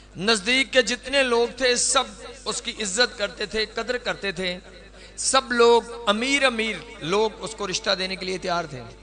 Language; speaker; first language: Urdu; non-native, local second language; Punjabi